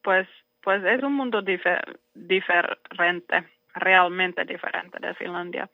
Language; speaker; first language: Spanish; non-native, learner; Finnish